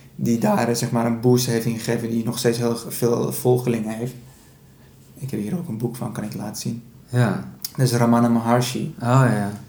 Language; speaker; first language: Dutch; early bilingual, other home language; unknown